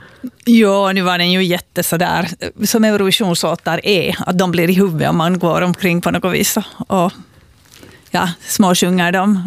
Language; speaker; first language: Swedish; native; Swedish